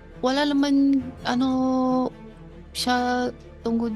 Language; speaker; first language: Filipino; non-native, learner; Chinese